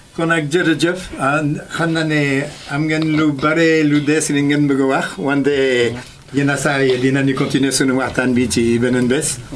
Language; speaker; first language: Wolof; non-native, fluent; French